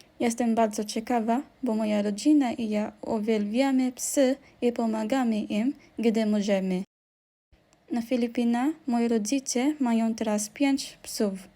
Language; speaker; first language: Polish; non-native, learner; Filipino